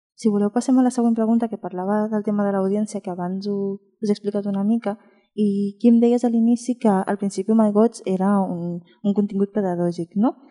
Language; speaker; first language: Catalan; non-native, fluent; Spanish